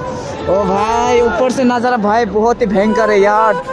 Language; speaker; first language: Hindi; non-native, local second language; Nepali